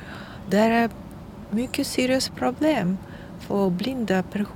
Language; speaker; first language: Swedish; non-native, learner; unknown